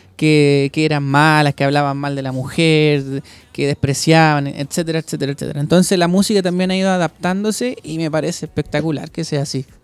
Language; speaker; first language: Spanish; native; Spanish